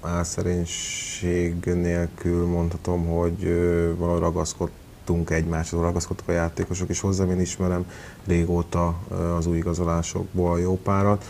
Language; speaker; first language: Hungarian; native; Hungarian